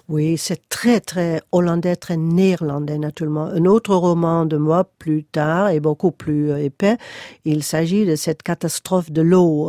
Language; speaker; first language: French; non-native, fluent; Dutch